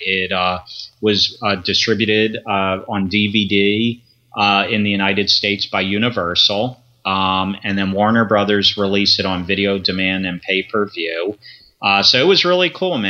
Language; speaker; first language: English; native; English